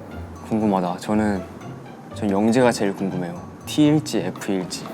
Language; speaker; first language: Korean; native; Korean